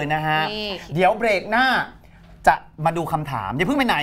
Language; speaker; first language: Thai; native; Thai